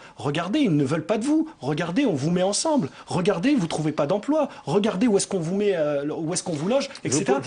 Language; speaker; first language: French; native; French